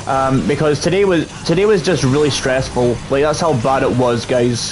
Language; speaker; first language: English; native; English